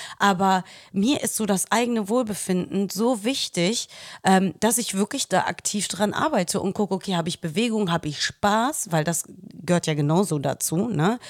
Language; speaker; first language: German; early bilingual, other home language; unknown